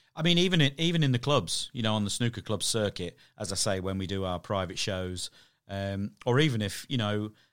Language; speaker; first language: English; native; English